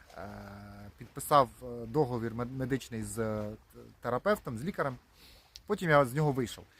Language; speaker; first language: Ukrainian; non-native, local second language; Russian